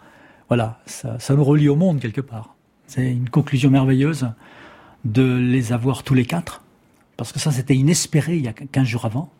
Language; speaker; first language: French; native; French